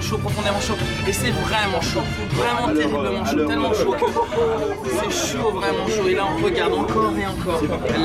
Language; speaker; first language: French; native; French